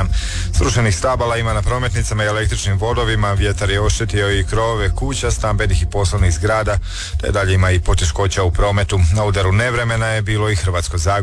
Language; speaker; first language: Serbian; native; Serbian